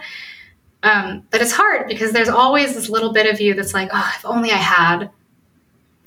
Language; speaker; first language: English; native; English